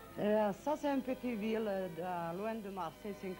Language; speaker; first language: French; non-native, learner; Serbian